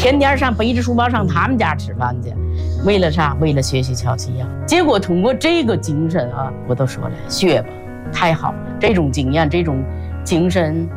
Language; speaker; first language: Chinese; native; Chinese